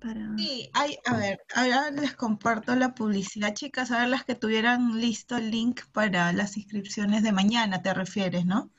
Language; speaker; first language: Spanish; native; Spanish